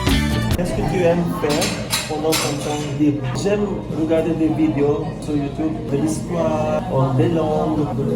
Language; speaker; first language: French; non-native, fluent; Filipino